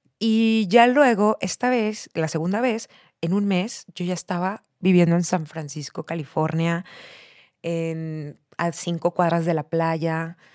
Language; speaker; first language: Spanish; native; Spanish